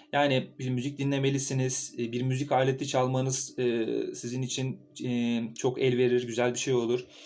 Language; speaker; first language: Turkish; native; Turkish